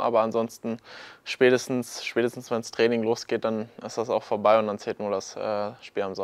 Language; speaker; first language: German; native; German